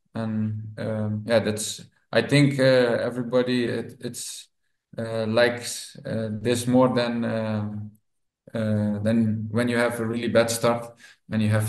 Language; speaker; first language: English; non-native, fluent; Dutch